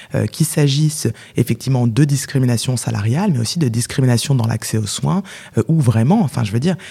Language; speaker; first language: French; native; French